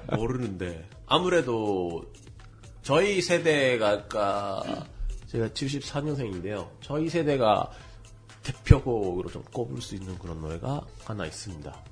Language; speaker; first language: Korean; non-native, fluent; Japanese